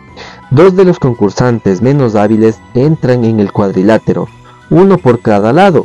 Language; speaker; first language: Spanish; native; Spanish